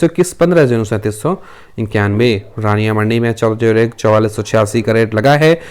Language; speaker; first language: Hindi; native; Hindi